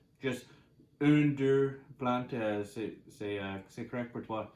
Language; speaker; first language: French; non-native, learner; English